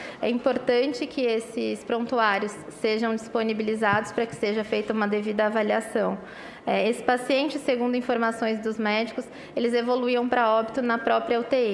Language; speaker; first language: Portuguese; native; Portuguese